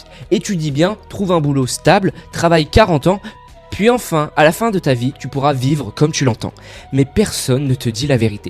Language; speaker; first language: French; native; French